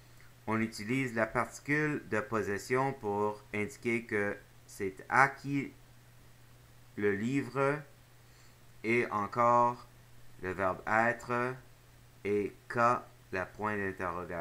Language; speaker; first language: French; non-native, local second language; English